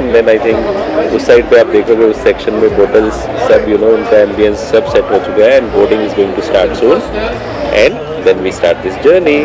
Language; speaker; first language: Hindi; native; Hindi